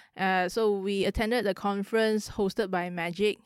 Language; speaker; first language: English; non-native, local second language; Chinese